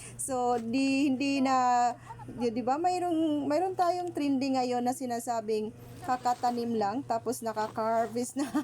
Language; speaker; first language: Filipino; native; Filipino